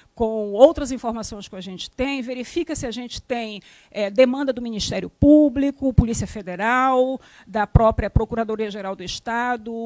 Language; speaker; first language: Portuguese; native; Portuguese